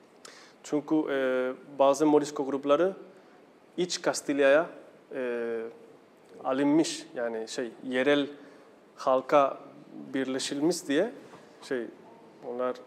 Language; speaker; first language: Turkish; non-native, fluent; Spanish